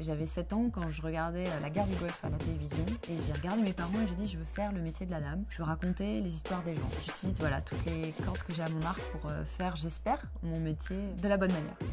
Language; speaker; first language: French; native; French